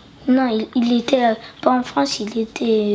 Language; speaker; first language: French; early bilingual, other home language; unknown